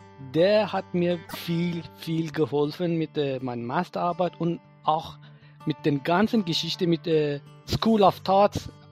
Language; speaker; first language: German; non-native, fluent; Persian